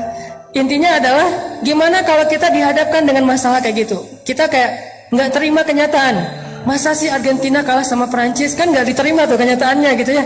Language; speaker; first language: Indonesian; native; Indonesian